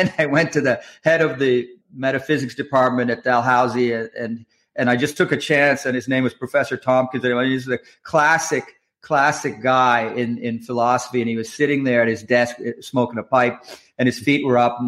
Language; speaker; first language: English; native; English